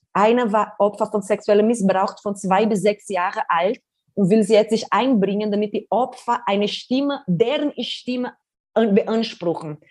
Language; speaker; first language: German; non-native, fluent; Portuguese